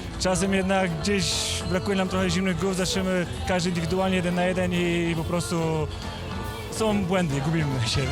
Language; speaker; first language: Polish; native; Polish